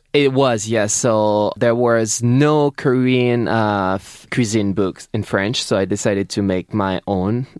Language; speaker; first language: English; non-native, fluent; French